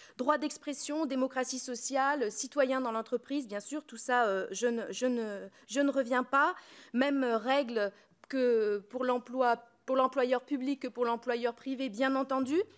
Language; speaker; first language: French; native; French